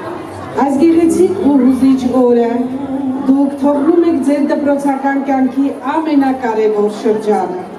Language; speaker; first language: Armenian; native; Armenian